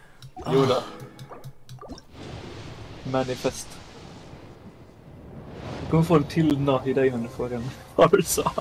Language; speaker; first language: Swedish; native; Swedish